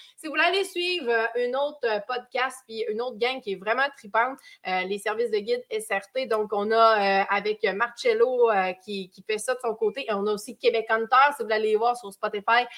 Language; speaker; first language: French; native; French